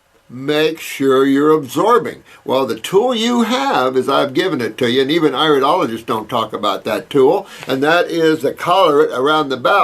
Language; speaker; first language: English; native; English